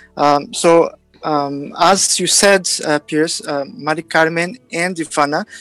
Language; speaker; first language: English; non-native, fluent; Portuguese